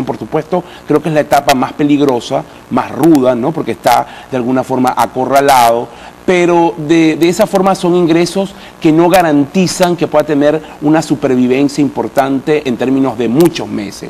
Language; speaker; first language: Spanish; native; Spanish